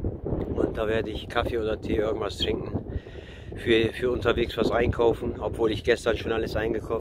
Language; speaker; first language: German; early bilingual, other home language; Turkish